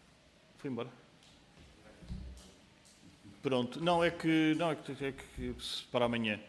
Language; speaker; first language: Portuguese; native; Portuguese